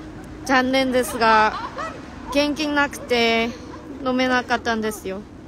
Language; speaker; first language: Japanese; non-native, fluent; Korean